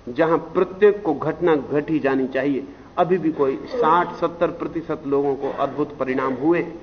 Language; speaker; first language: Hindi; native; Hindi